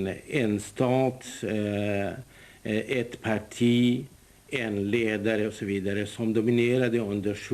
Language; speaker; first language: Swedish; non-native, fluent; Kurdish